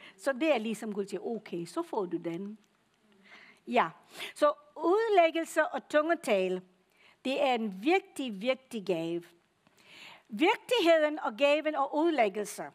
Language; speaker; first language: Danish; non-native, fluent; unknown